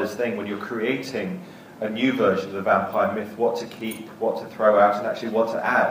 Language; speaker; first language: English; native; English